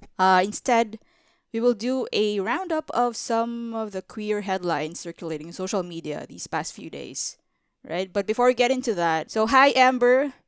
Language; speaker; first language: English; non-native, local second language; Filipino